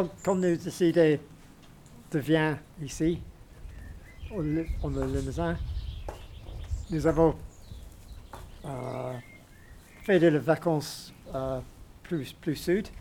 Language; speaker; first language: French; non-native, learner; English